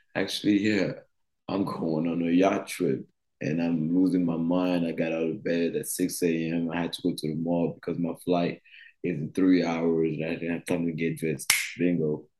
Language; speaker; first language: English; early bilingual, other home language; French